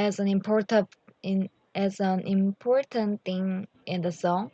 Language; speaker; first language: English; non-native, learner; Korean